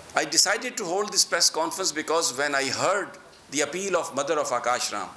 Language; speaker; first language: English; non-native, local second language; Urdu